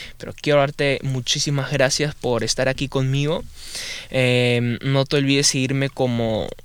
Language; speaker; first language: Spanish; native; Spanish